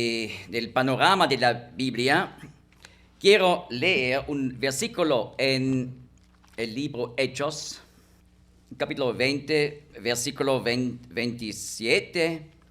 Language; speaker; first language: Spanish; non-native, fluent; German